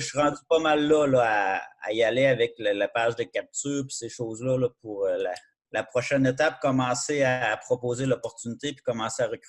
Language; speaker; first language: French; native; French